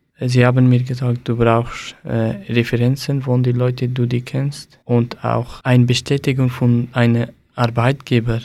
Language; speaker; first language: German; non-native, learner; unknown